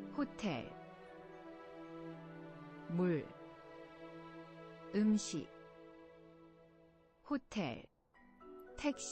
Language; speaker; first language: Korean; non-native, learner; English